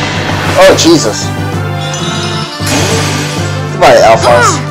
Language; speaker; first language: English; native; English